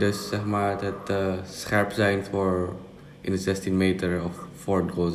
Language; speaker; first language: Dutch; non-native, fluent; Indonesian